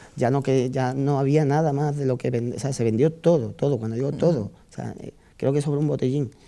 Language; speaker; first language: Spanish; native; Spanish